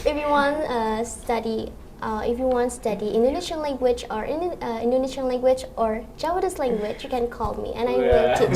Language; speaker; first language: English; non-native, learner; Indonesian